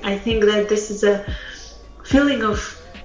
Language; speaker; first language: English; non-native, fluent; Russian